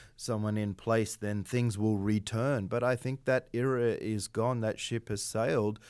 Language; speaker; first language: English; native; English